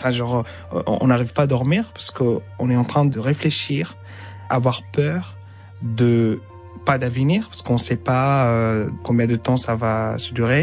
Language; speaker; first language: French; non-native, fluent; Arabic